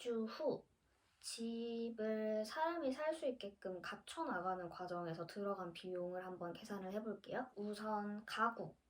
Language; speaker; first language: Korean; native; Korean